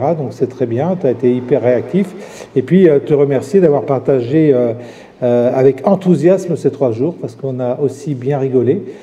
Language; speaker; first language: French; native; French